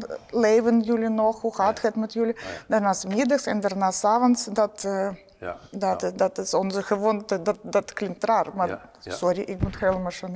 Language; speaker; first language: Dutch; non-native, learner; Ukrainian